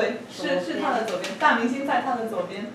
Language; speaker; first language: Chinese; non-native, fluent; English